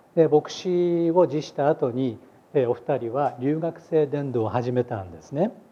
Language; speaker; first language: Japanese; native; Japanese